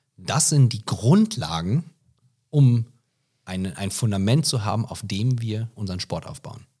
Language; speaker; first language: German; non-native, fluent; English